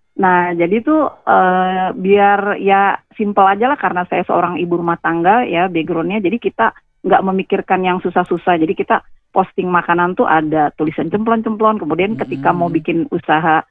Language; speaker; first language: Indonesian; native; Indonesian